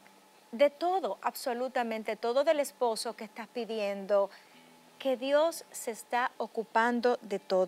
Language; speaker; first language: Spanish; native; Spanish